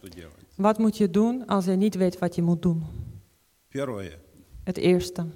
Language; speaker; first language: Dutch; non-native, fluent; Ukrainian